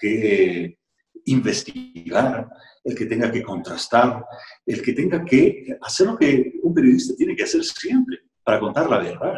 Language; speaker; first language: Spanish; native; Spanish